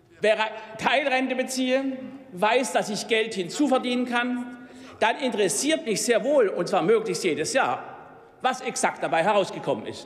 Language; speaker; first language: German; native; German